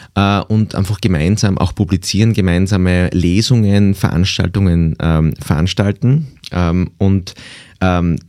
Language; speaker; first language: German; native; German